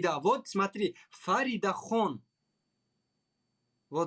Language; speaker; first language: Russian; non-native, learner; Tajik